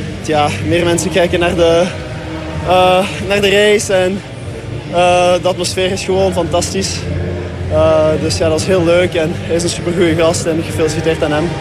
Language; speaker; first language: Dutch; non-native, local second language; French